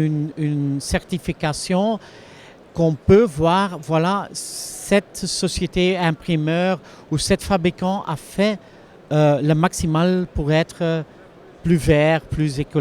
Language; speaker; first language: French; non-native, local second language; Dutch